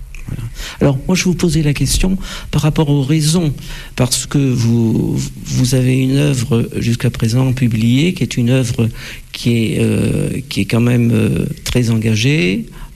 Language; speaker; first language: French; native; French